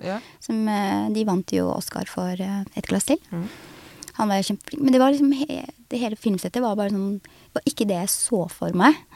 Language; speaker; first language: Norwegian; early bilingual, other home language; Somali